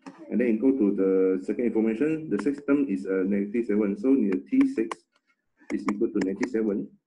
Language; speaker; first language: English; non-native, local second language; Chinese